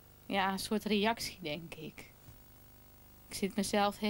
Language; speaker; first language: Dutch; native; Dutch